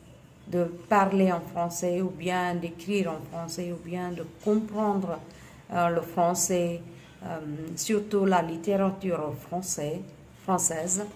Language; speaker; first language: French; non-native, fluent; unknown